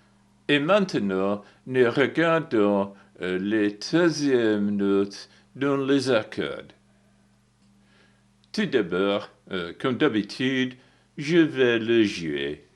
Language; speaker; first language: French; non-native, learner; English